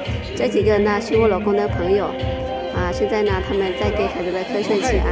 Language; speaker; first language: Chinese; non-native, fluent; Lao